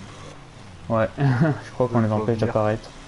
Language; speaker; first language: French; native; French